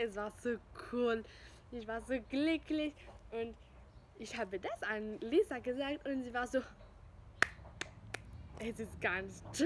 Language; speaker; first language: German; non-native, fluent; French